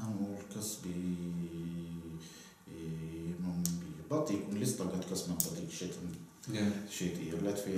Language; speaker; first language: Latvian; non-native, learner; Arabic